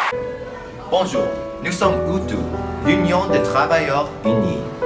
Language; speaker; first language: French; non-native, learner; English